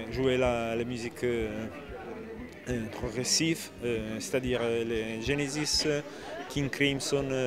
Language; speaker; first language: French; non-native, fluent; Italian